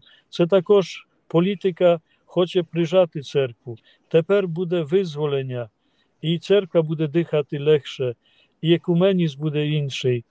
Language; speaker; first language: Ukrainian; non-native, fluent; Polish